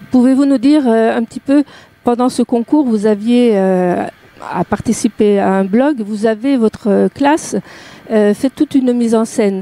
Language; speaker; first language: French; native; French